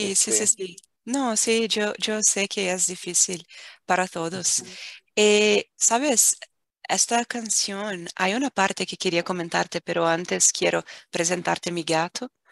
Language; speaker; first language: Spanish; non-native, fluent; Portuguese